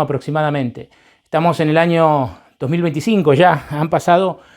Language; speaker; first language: Spanish; native; Spanish